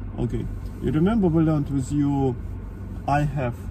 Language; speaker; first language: English; non-native, learner; Russian